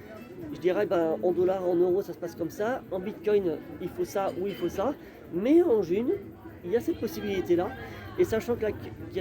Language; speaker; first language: French; native; French